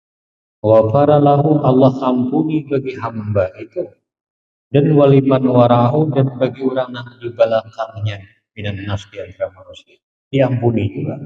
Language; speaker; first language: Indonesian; non-native, local second language; Banjar